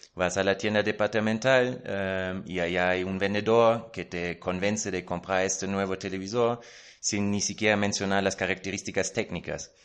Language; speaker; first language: Spanish; non-native, fluent; German